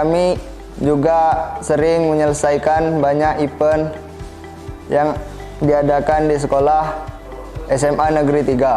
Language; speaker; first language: Indonesian; native; Indonesian